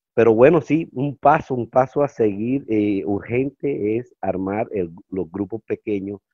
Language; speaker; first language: Spanish; native; Spanish